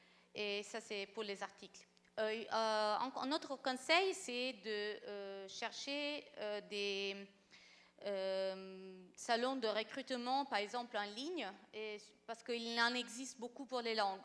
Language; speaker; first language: French; non-native, fluent; Italian